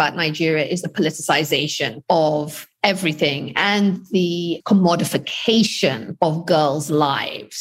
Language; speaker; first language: English; native; English